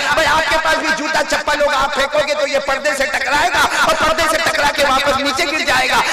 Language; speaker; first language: Urdu; native; Urdu